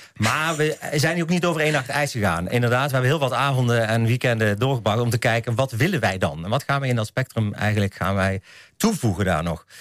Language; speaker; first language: Dutch; native; Dutch